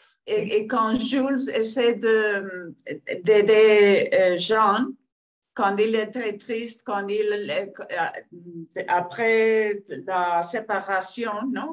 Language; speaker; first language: French; non-native, fluent; Spanish